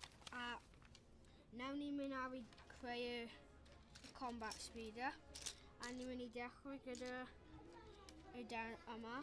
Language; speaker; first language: Welsh; non-native, local second language; English